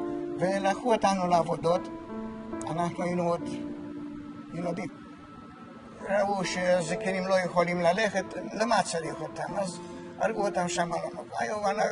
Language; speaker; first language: Hebrew; non-native, fluent; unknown